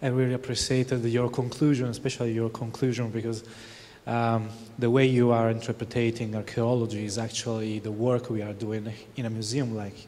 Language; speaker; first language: English; non-native, fluent; Italian